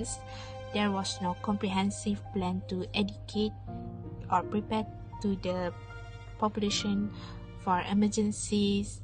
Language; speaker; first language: English; non-native, local second language; Malay